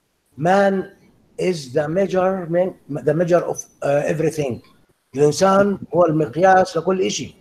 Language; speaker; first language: Arabic; native; Arabic